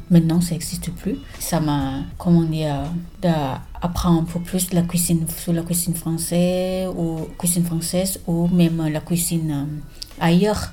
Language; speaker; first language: French; non-native, learner; Thai